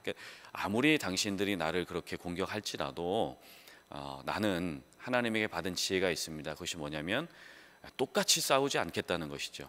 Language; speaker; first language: Korean; native; Korean